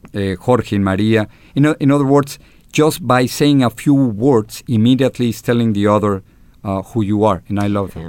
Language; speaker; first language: English; non-native, fluent; Spanish